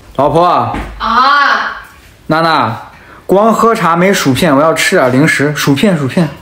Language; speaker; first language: Chinese; native; Chinese